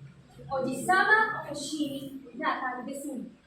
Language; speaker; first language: Japanese; non-native, learner; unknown